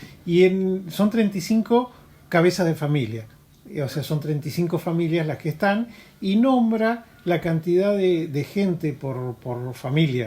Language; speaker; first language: Spanish; native; Spanish